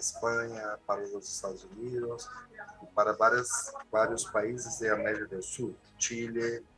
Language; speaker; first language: Spanish; non-native, learner; Portuguese